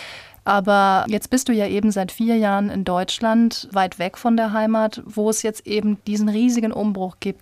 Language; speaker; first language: German; native; German